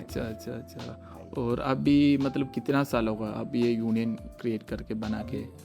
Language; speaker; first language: Hindi; non-native, local second language; Malayalam